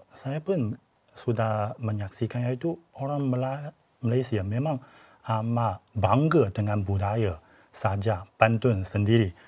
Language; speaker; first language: Malay; non-native, fluent; Chinese